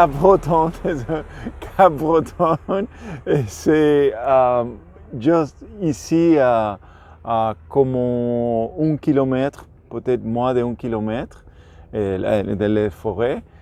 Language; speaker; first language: French; non-native, learner; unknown